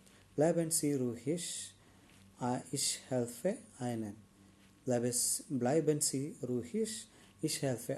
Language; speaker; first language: German; non-native, learner; Malayalam